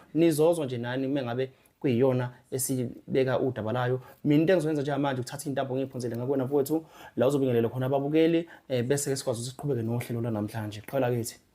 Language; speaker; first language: Zulu; native; Zulu